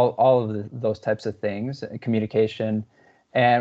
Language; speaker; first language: English; native; English